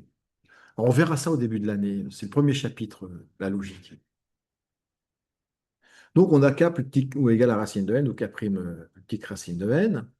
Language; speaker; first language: French; native; French